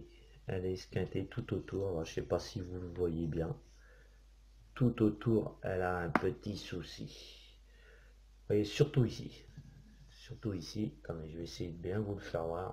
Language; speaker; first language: French; native; French